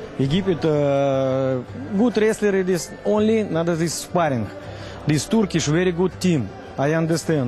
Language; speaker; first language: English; non-native, learner; Russian